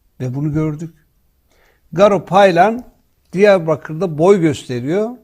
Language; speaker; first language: Turkish; native; Turkish